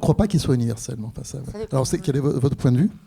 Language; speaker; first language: French; native; French